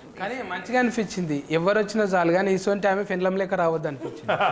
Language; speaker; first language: Telugu; native; Telugu